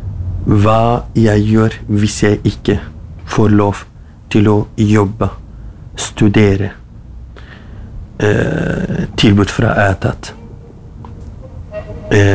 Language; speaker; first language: Norwegian; non-native, learner; Kurdish